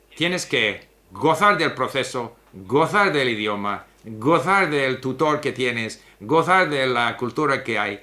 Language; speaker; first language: Spanish; non-native, fluent; English